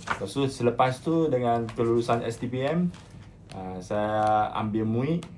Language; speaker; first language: Malay; non-native, local second language; Chinese